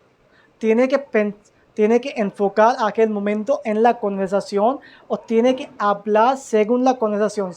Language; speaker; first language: Spanish; non-native, learner; Hindi